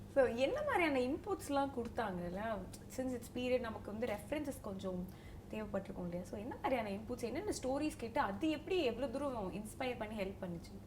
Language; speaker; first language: Tamil; native; Tamil